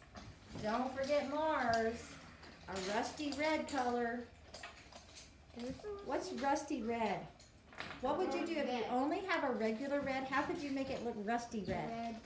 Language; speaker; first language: English; native; English